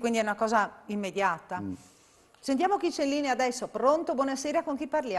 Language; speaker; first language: Italian; native; Italian